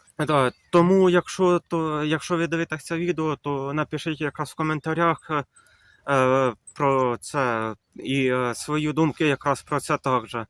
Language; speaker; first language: Ukrainian; native; Ukrainian